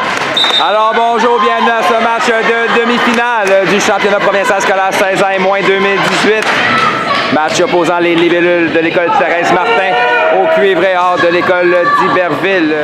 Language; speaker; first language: French; native; French